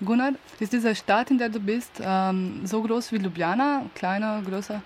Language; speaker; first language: German; non-native, learner; Slovenian